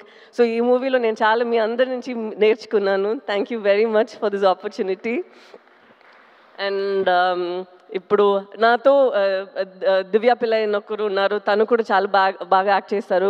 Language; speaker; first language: Telugu; non-native, fluent; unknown